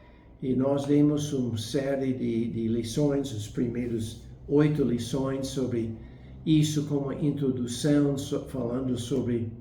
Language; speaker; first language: Portuguese; non-native, fluent; English